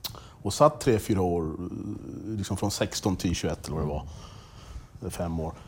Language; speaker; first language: Swedish; early bilingual, other home language; English